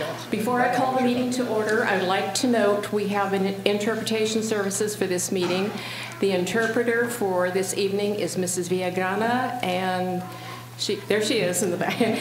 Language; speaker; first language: English; native; English